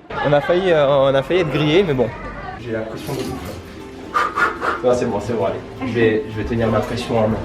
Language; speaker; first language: French; native; French